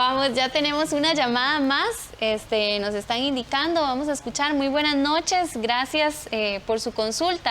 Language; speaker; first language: Spanish; native; Spanish